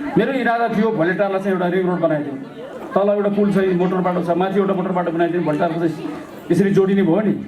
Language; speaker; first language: Nepali; non-native, local second language; Gurung